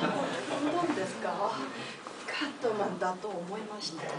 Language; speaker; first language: Japanese; non-native, learner; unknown